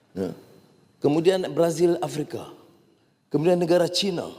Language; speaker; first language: Malay; native; Malay